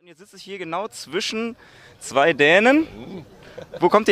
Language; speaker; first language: German; native; German